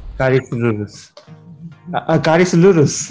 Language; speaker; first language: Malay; non-native, learner; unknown